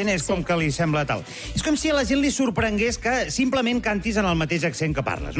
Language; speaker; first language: Catalan; native; Catalan